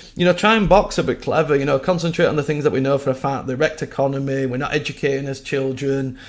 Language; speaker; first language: English; native; English